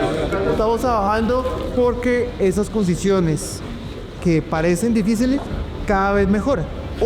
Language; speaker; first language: Spanish; native; Spanish